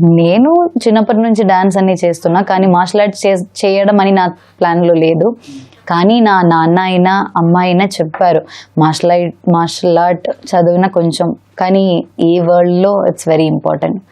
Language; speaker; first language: Telugu; non-native, learner; Malayalam